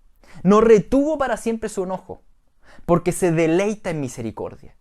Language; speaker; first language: Spanish; native; Spanish